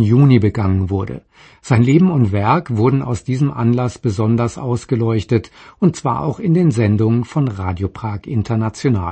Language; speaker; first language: German; native; German